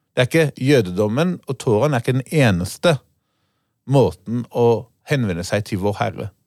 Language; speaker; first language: Norwegian; non-native, fluent; Hebrew